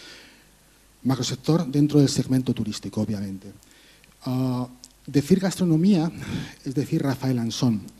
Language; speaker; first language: Spanish; native; Spanish